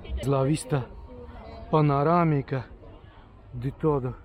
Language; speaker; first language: Spanish; non-native, learner; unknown